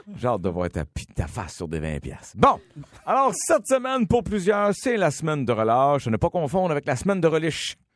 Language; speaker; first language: French; native; French